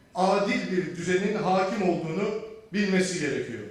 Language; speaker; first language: Turkish; native; Turkish